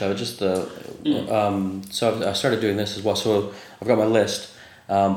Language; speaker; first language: English; native; English